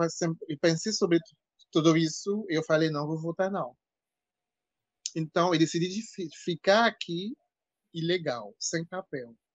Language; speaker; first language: Portuguese; non-native, fluent; French